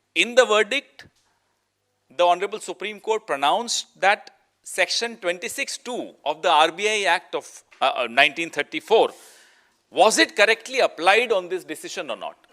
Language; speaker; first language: English; non-native, local second language; Hindi